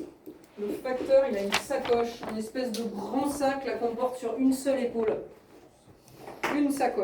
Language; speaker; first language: French; native; French